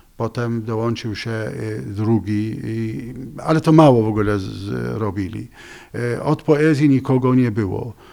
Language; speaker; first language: Polish; non-native, fluent; Arabic